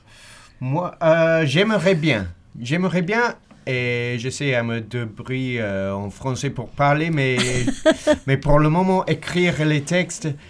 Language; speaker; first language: French; non-native, learner; English